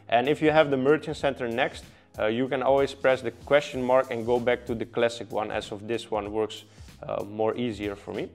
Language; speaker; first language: English; non-native, fluent; Dutch